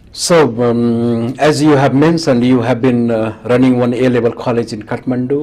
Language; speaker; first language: English; non-native, local second language; Nepali